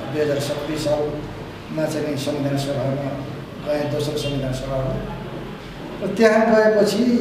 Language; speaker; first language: Nepali; non-native, local second language; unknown